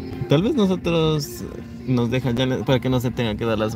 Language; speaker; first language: Spanish; native; Spanish